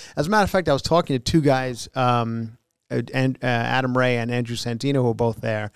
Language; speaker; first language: English; native; English